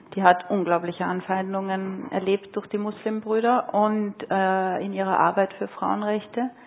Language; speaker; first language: German; native; German